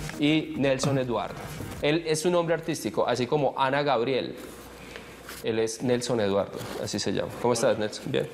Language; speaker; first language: Spanish; native; Spanish